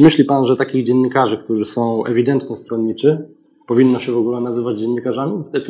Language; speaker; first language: Polish; native; Polish